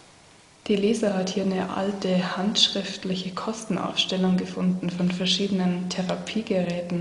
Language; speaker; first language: German; native; German